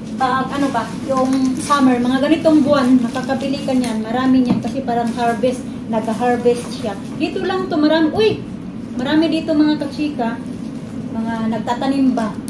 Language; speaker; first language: Filipino; native; Filipino